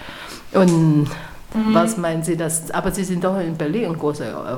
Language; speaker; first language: German; non-native, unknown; Chinese